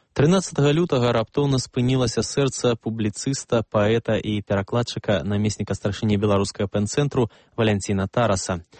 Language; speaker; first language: Belarusian; native; Belarusian